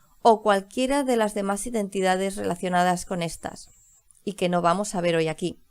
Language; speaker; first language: Spanish; native; Spanish